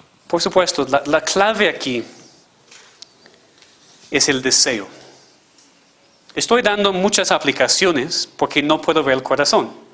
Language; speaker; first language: Spanish; non-native, fluent; English